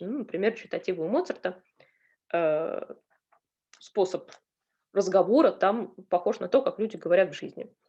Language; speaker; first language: Russian; native; Russian